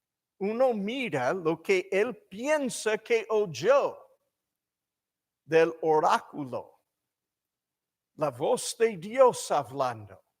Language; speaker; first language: Spanish; non-native, fluent; English